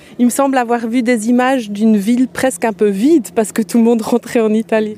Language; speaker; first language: French; non-native, local second language; Swiss German